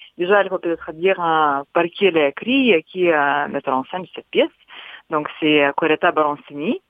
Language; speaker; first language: French; non-native, learner; Lithuanian